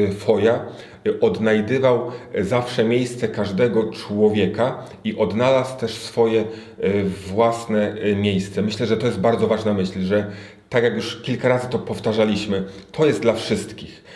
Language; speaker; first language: Polish; native; Polish